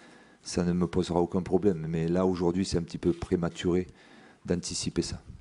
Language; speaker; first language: French; native; French